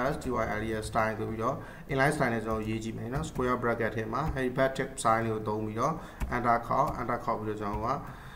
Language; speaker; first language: Burmese; native; Burmese